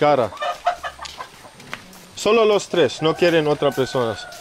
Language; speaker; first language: Spanish; non-native, learner; English